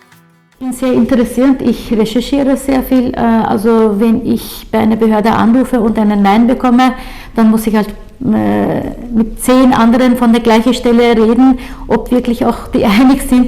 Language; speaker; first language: German; early bilingual, other home language; Turkish